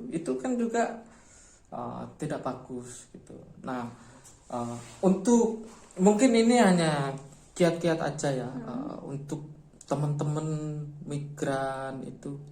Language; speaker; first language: Indonesian; native; Indonesian